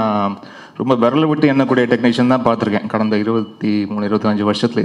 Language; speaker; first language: Tamil; native; Tamil